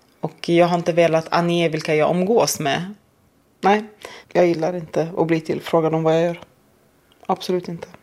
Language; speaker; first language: Swedish; non-native, fluent; Arabic